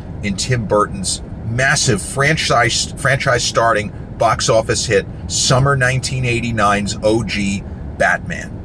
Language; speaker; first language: English; native; English